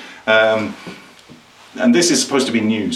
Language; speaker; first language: English; native; English